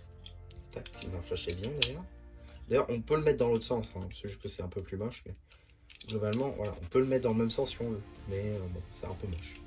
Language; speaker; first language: French; native; French